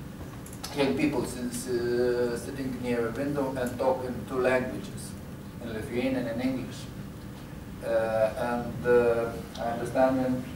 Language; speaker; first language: English; non-native, learner; Lithuanian